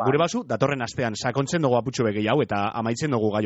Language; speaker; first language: Basque; native; Basque